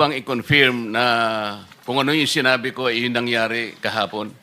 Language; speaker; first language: Filipino; native; Filipino